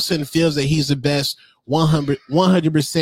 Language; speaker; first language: English; native; English